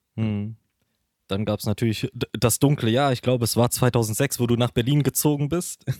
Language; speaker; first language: German; early bilingual, other home language; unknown